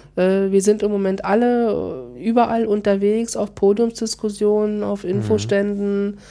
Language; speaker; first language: German; native; German